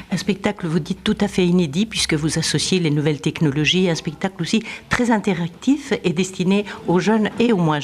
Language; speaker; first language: French; native; French